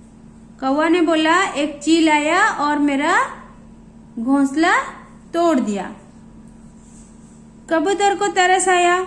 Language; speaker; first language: Hindi; non-native, local second language; Odia